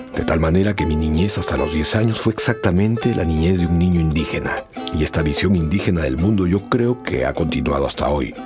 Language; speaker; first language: Spanish; non-native, local second language; Quechua